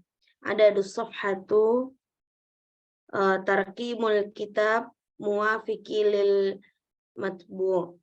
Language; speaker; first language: Arabic; non-native, learner; Indonesian